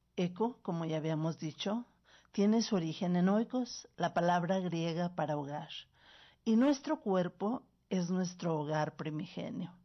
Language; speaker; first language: Spanish; native; Spanish